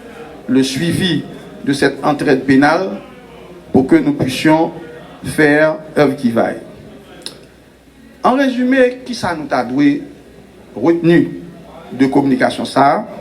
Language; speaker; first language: French; non-native, local second language; Haitian Creole